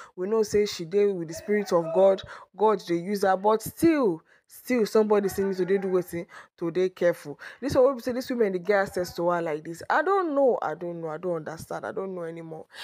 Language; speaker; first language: Nigerian Pidgin; non-native, local second language; Yoruba